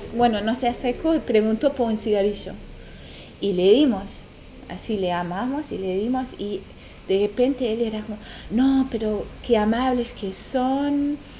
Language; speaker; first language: Spanish; non-native, fluent; German